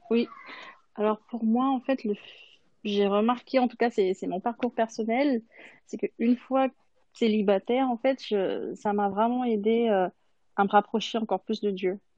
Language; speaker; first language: French; non-native, local second language; Malagasy